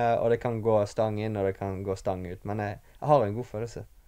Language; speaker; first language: Norwegian; native; Norwegian